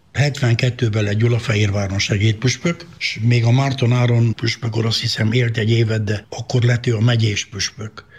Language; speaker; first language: Hungarian; native; Hungarian